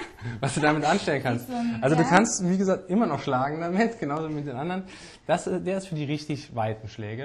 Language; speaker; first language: German; native; German